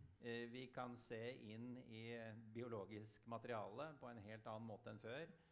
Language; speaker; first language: Norwegian; native; Norwegian